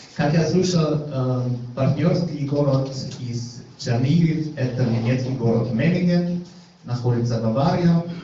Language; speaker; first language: Russian; non-native, learner; German